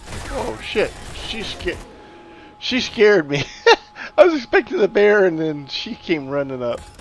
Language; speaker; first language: English; native; English